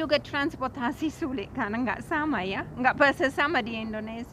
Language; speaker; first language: Indonesian; non-native, fluent; English